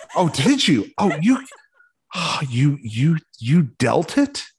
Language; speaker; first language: English; native; English